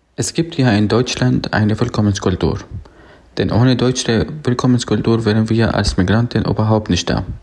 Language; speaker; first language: German; non-native, fluent; Arabic